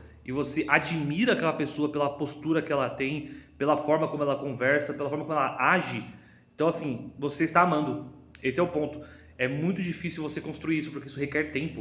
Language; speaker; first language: Portuguese; native; Portuguese